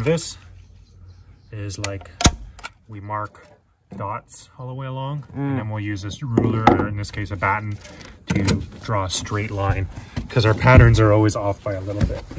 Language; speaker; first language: English; native; English